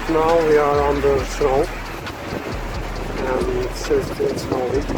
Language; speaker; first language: English; non-native, fluent; Turkish